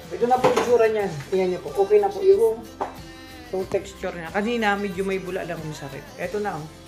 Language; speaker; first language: Filipino; non-native, local second language; Cebuano